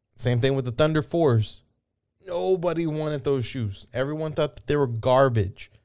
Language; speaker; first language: English; native; English